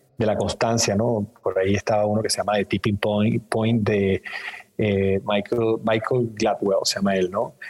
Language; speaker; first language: Spanish; native; Spanish